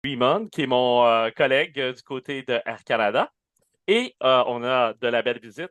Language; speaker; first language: French; native; French